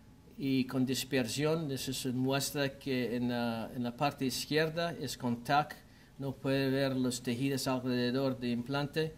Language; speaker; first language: Spanish; non-native, learner; English